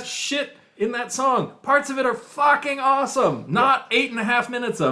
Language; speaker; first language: English; native; English